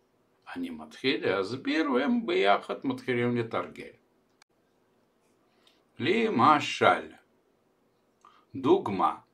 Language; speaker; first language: Hebrew; non-native, fluent; Russian